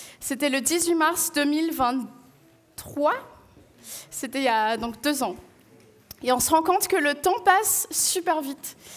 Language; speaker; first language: French; non-native, local second language; Malagasy